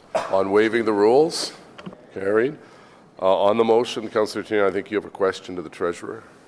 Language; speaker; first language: English; native; English